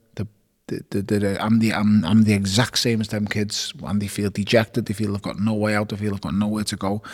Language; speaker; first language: English; native; English